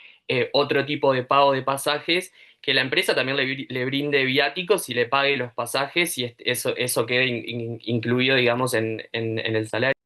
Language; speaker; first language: Spanish; native; Spanish